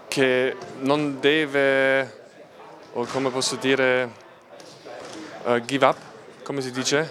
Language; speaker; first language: Italian; non-native, fluent; German